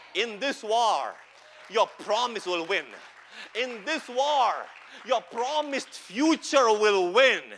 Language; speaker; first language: English; non-native, local second language; Malayalam